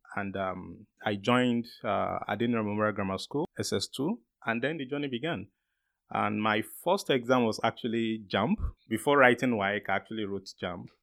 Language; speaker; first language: English; non-native, local second language; Yoruba